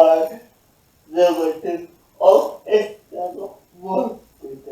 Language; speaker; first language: Basque; non-native, learner; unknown